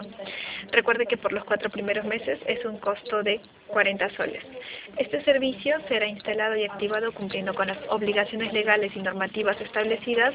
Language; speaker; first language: Spanish; native; Spanish